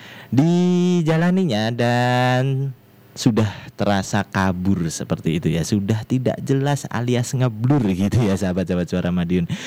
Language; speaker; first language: Indonesian; native; Indonesian